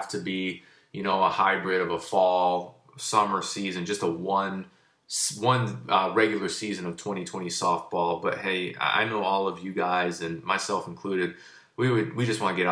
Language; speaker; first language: English; native; English